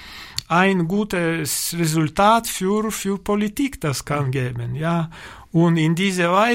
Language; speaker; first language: German; non-native, learner; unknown